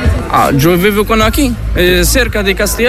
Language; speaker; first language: Spanish; non-native, learner; Arabic